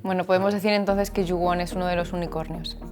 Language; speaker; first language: Spanish; native; Spanish